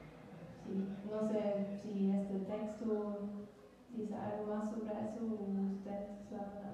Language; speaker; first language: Spanish; non-native, learner; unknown